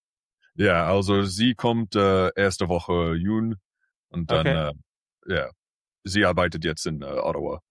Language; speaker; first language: German; early bilingual, heritage; English